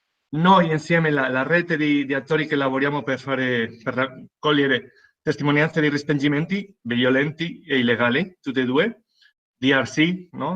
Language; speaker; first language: Italian; non-native, fluent; Spanish